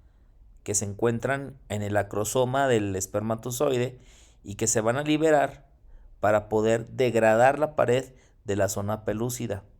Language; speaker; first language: Spanish; native; Spanish